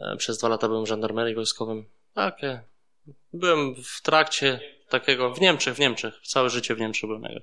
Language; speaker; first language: Polish; early bilingual, heritage; Polish